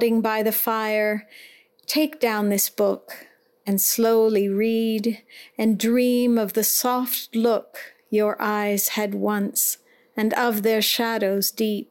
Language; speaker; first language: English; native; English